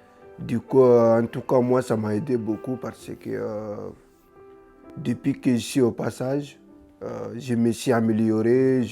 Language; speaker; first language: French; non-native, learner; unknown